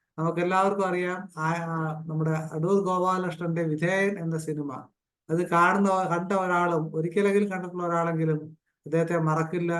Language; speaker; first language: Malayalam; native; Malayalam